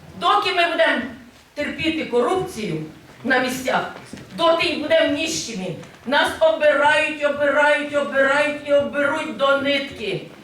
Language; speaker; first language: Ukrainian; native; Ukrainian